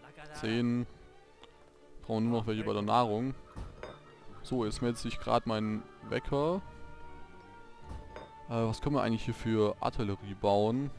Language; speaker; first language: German; native; German